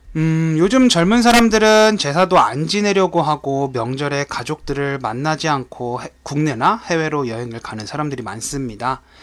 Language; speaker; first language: Korean; native; Korean